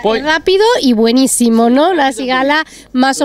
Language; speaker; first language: Spanish; native; Spanish